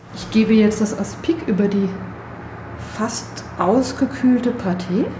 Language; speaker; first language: German; native; German